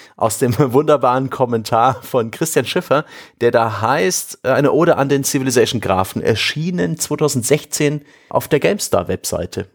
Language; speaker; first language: German; native; German